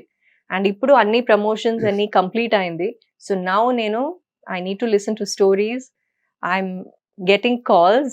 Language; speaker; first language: Telugu; non-native, fluent; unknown